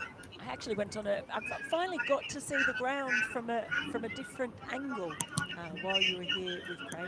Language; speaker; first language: English; native; English